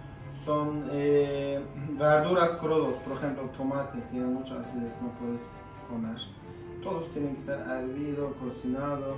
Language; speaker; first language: Spanish; non-native, fluent; Turkish